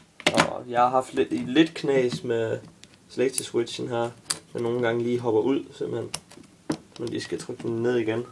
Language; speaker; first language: Danish; native; Danish